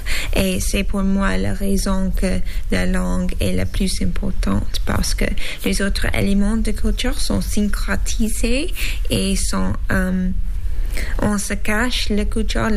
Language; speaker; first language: French; non-native, learner; English